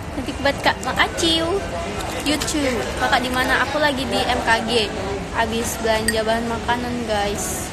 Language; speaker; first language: Indonesian; native; Indonesian